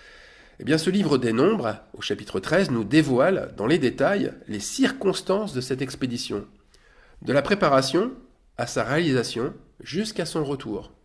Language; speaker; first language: French; native; French